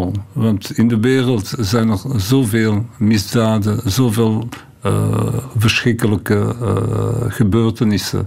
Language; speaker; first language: Dutch; non-native, local second language; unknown